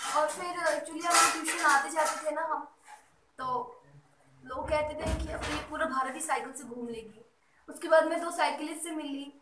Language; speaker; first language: Hindi; native; Hindi